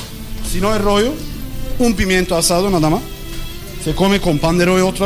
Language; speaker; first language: Spanish; non-native, learner; Turkish